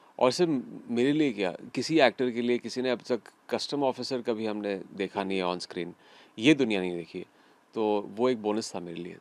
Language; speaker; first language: Hindi; native; Hindi